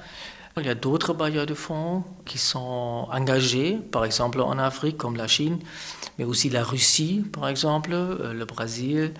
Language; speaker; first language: French; non-native, fluent; German